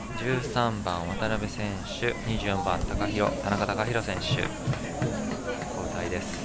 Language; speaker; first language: Japanese; native; Japanese